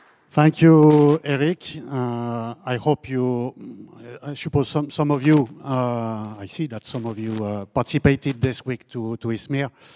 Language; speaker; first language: English; non-native, fluent; French